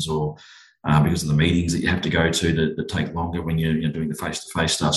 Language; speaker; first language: English; native; English